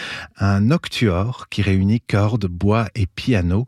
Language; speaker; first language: French; native; French